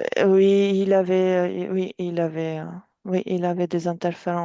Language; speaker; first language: French; non-native, fluent; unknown